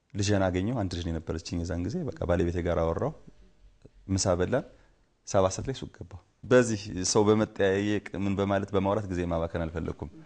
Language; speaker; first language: Amharic; native; Amharic